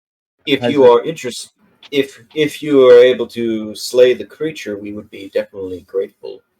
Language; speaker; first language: English; native; English